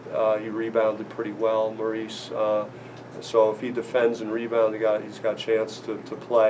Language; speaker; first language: English; native; English